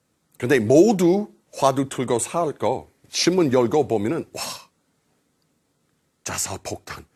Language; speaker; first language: Korean; non-native, fluent; English